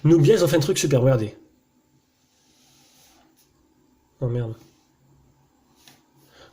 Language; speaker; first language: French; native; French